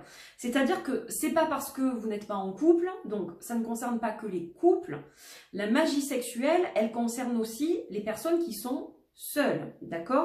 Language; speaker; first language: French; native; French